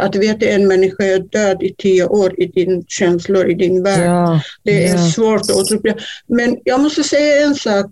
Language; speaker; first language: Swedish; non-native, fluent; Kurdish